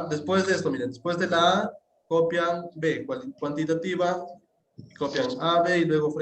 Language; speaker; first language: Spanish; native; Spanish